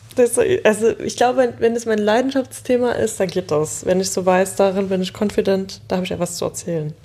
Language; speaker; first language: German; native; German